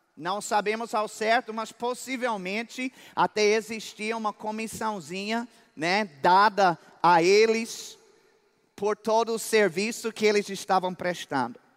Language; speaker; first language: Portuguese; non-native, fluent; English